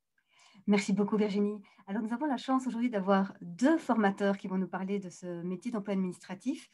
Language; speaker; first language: French; native; French